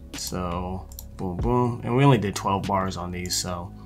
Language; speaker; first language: English; native; English